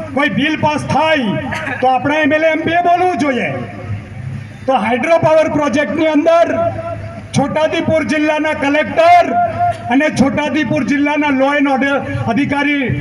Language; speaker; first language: Gujarati; non-native, local second language; Rathawi